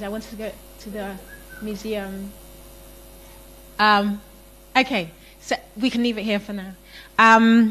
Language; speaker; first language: English; non-native, local second language; Akan